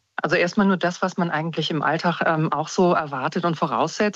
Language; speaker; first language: German; native; German